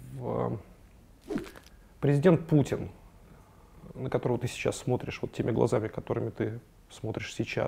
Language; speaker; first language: Russian; native; Russian